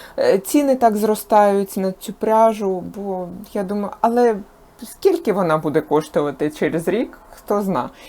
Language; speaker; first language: Ukrainian; non-native, local second language; Russian